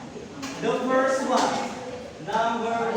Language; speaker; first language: English; non-native, learner; Indonesian